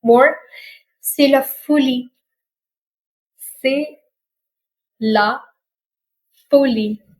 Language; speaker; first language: French; non-native, fluent; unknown